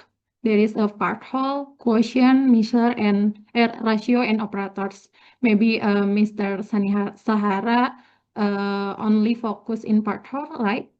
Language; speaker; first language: English; non-native, learner; Indonesian